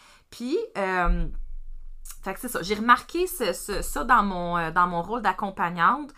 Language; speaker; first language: French; native; French